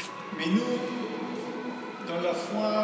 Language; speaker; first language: French; non-native, fluent; English